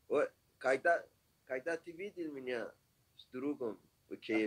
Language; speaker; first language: Russian; non-native, learner; Persian